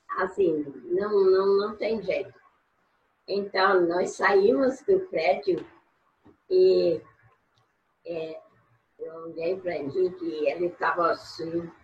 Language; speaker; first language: Portuguese; non-native, fluent; English